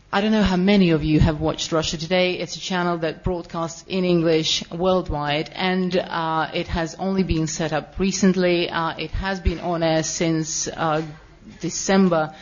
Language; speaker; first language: English; non-native, fluent; Russian